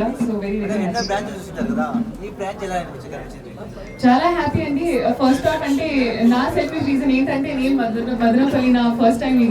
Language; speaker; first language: Telugu; non-native, fluent; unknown